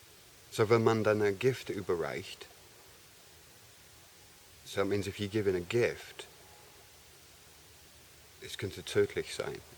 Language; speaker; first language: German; non-native, fluent; English